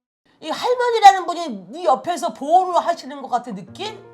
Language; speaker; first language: Korean; native; Korean